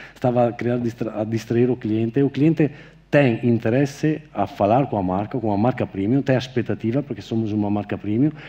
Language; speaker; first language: Portuguese; non-native, fluent; Italian